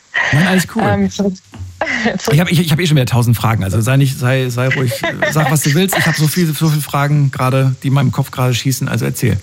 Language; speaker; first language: German; native; German